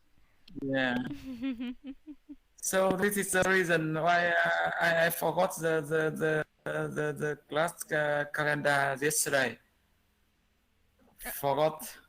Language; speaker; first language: English; non-native, learner; Vietnamese